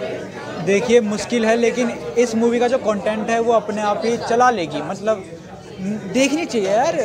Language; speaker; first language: Hindi; native; Hindi